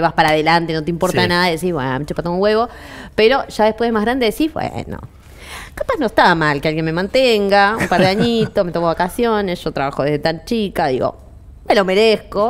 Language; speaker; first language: Spanish; native; Spanish